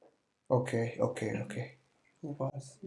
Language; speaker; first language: Russian; non-native, learner; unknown